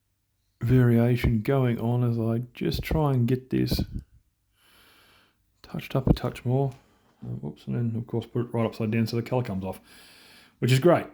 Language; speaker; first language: English; native; English